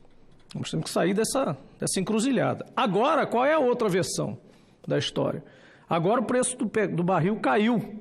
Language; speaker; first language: Portuguese; native; Portuguese